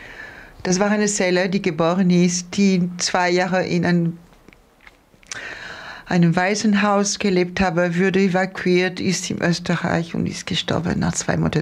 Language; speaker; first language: German; non-native, learner; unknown